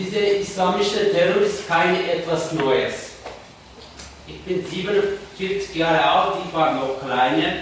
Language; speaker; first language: German; non-native, learner; Kurdish